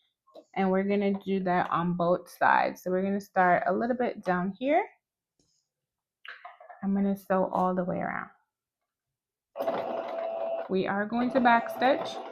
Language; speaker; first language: English; native; English